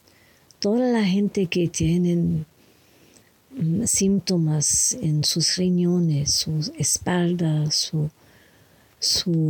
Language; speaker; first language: Spanish; non-native, learner; English